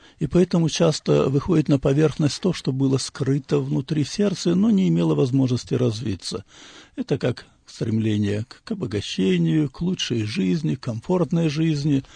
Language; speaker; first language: Russian; native; Russian